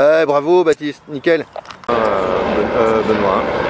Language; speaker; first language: French; native; French